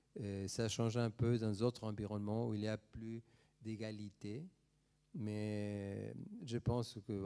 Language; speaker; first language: French; non-native, fluent; Spanish